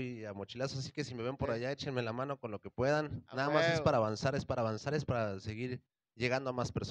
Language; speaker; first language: Spanish; native; Spanish